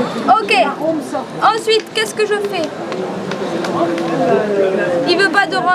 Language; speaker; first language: French; native; French